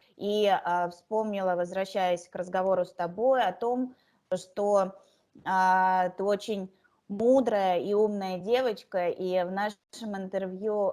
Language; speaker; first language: Russian; native; Russian